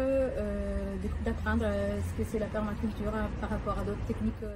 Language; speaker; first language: French; non-native, fluent; Italian